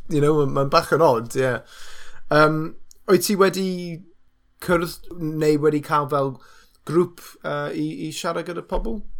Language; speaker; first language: Welsh; non-native, local second language; English